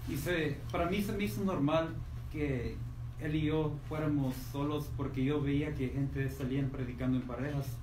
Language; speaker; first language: Spanish; early bilingual, heritage; Spanish